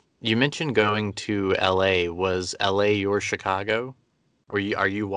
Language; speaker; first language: English; native; English